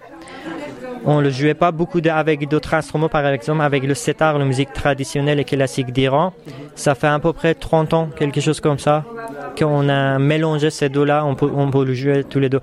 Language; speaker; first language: French; non-native, fluent; Persian